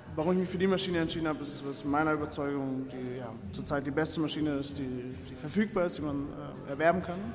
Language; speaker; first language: German; native; German